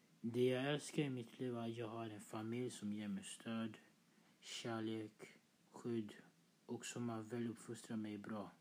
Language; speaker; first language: Swedish; early bilingual, other home language; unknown